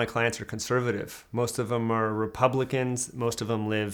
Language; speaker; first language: English; native; English